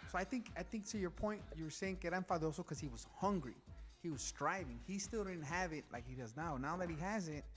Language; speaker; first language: English; early bilingual, other home language; Spanish